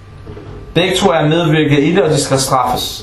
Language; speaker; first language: Danish; early bilingual, other home language; Arabic